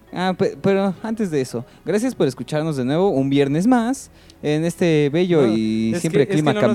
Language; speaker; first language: Spanish; native; Spanish